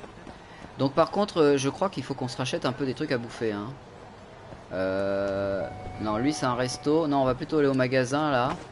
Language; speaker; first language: French; native; French